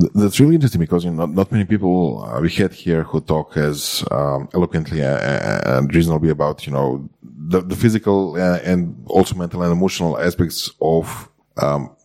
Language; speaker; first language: English; non-native, fluent; Croatian